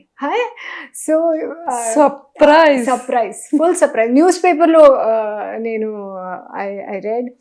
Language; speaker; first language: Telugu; non-native, learner; Hindi